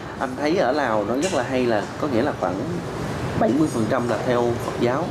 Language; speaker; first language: Vietnamese; native; Vietnamese